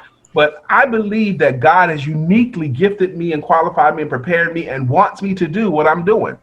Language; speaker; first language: English; native; English